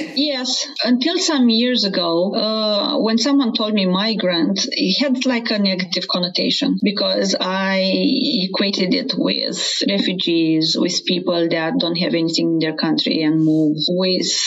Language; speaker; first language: English; non-native, fluent; Romanian